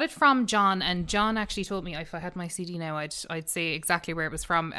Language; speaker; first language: English; native; English